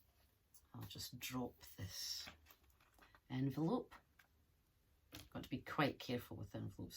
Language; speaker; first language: English; native; English